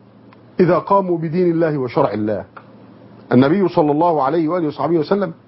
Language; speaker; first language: Arabic; native; Arabic